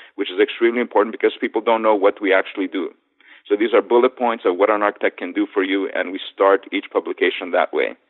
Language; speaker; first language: English; native; English